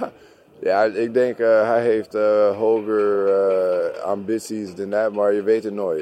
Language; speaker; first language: Dutch; non-native, learner; English